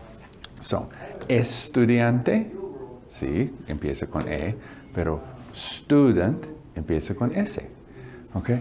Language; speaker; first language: Spanish; non-native, learner; English